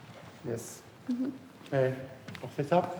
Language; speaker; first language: French; native; French